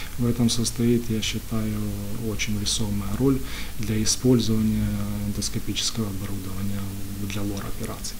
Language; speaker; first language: Russian; native; Russian